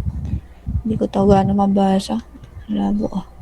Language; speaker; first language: Filipino; non-native, local second language; Cebuano